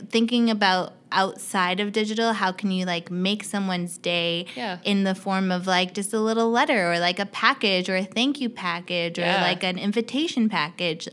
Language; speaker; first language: English; native; English